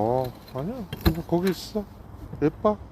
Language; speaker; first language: Korean; native; Korean